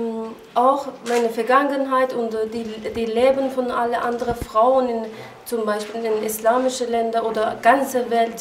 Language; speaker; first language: German; non-native, learner; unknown